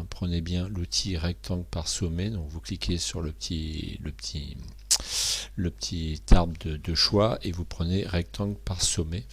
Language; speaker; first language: French; native; French